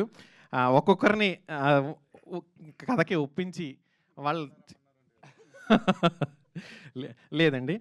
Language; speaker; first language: Telugu; native; Telugu